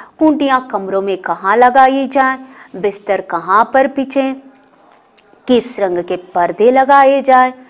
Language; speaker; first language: Hindi; non-native, local second language; Kannada